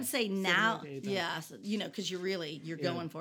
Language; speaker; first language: English; native; English